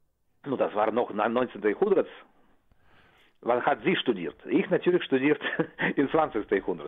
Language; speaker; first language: German; non-native, fluent; Russian